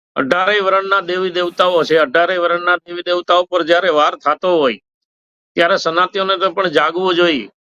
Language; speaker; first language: Gujarati; native; Gujarati